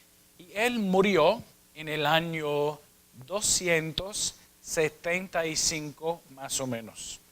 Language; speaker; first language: Spanish; non-native, fluent; English